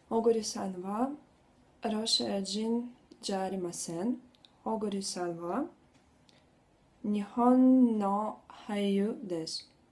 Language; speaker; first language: Japanese; non-native, learner; Russian